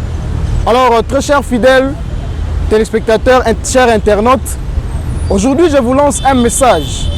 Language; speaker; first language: French; non-native, local second language; Lingala